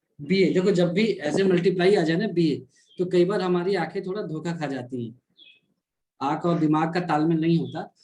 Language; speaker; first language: Hindi; native; Hindi